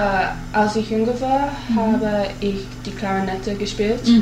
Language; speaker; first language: German; non-native, learner; English